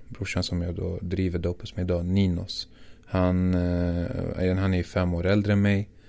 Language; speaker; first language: Swedish; early bilingual, other home language; Assyrian Neo-Aramaic